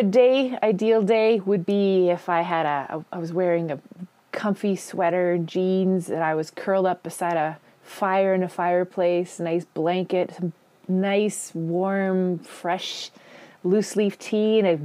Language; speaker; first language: English; native; English